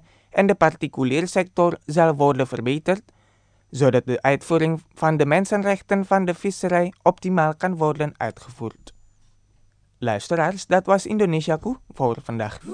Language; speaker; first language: Dutch; non-native, fluent; Indonesian